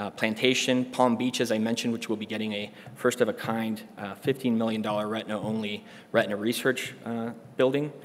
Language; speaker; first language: English; native; English